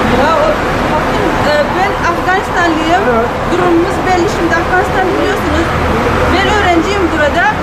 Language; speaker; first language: Turkish; non-native, fluent; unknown